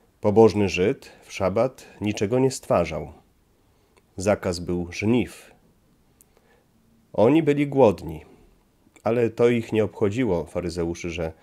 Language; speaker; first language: Polish; native; Polish